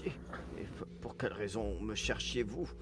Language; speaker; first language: French; native; French